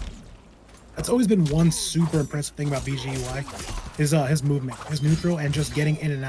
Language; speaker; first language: English; native; English